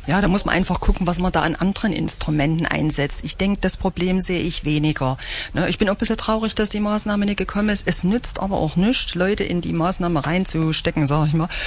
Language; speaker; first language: German; native; German